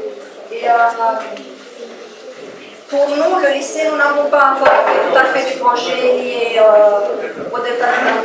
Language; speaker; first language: French; non-native, fluent; Romanian